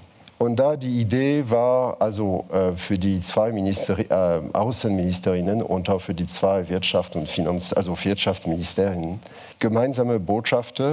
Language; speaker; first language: German; non-native, fluent; French